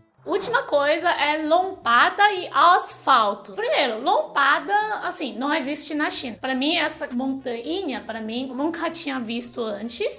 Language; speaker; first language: Portuguese; non-native, fluent; Chinese